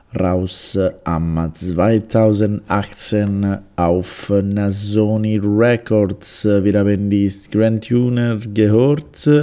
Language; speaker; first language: German; non-native, learner; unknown